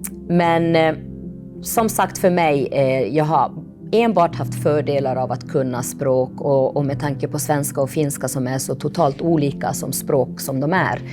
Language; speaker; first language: Swedish; early bilingual, other home language; Finnish